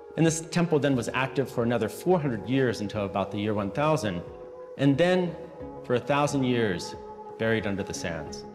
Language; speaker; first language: English; native; English